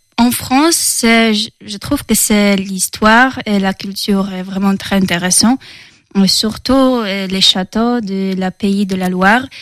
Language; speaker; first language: French; non-native, fluent; Polish